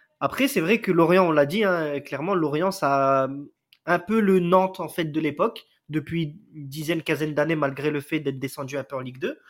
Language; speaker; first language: French; native; French